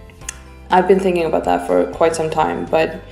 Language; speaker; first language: English; non-native, fluent; Swedish